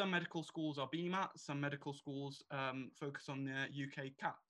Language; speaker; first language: English; native; English